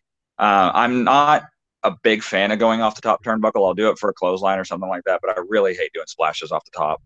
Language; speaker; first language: English; native; English